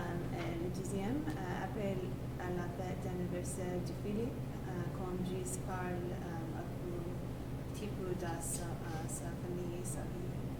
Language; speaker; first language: French; non-native, learner; English